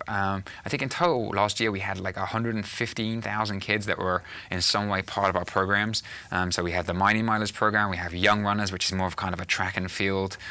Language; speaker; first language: English; native; English